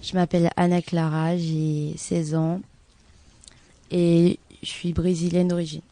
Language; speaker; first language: French; early bilingual, other home language; Portuguese